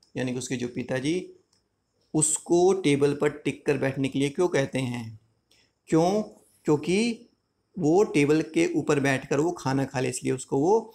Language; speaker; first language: Hindi; native; Hindi